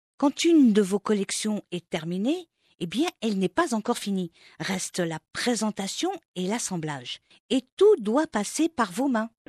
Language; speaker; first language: French; non-native, local second language; Arabic